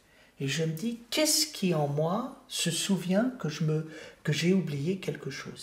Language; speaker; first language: French; native; French